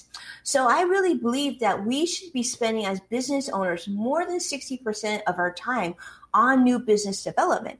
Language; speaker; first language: English; early bilingual, other home language; Chinese